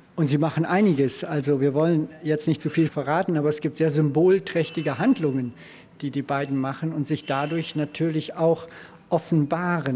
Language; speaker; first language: German; native; German